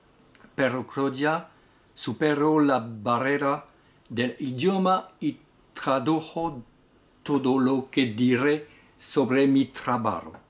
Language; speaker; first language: Spanish; non-native, learner; French